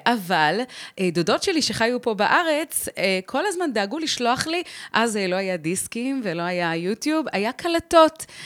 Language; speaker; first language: Hebrew; early bilingual, heritage; Hebrew